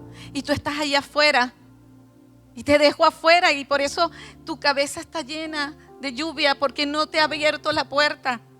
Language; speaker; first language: Spanish; native; Spanish